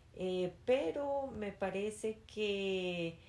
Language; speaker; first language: Spanish; early bilingual, heritage; Spanish